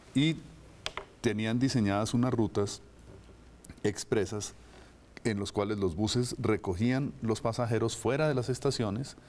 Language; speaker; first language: Spanish; native; Spanish